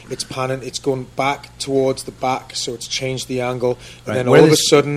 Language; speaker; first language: English; native; English